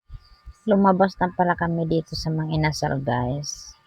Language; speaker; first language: Filipino; native; Filipino